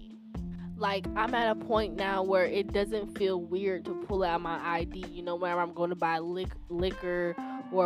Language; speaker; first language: English; native; English